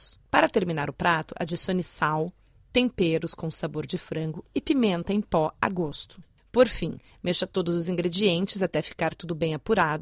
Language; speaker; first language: Portuguese; native; Portuguese